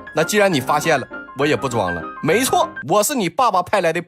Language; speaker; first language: Chinese; native; Chinese